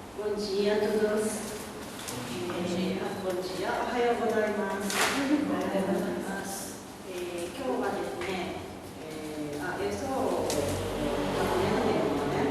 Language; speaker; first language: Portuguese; non-native, learner; Japanese